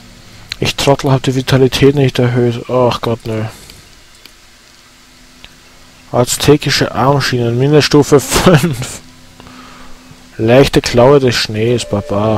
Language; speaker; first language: German; native; German